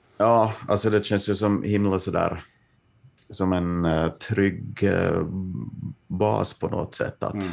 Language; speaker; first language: Swedish; native; Swedish